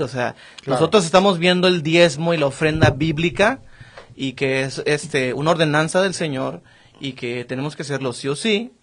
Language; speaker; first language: Spanish; native; Spanish